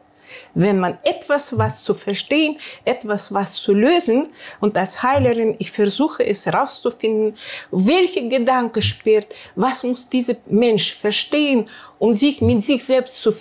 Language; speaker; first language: German; non-native, learner; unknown